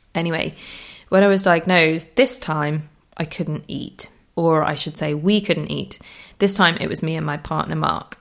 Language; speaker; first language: English; native; English